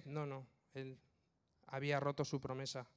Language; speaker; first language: Spanish; native; Spanish